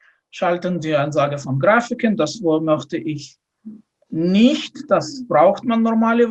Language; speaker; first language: German; non-native, fluent; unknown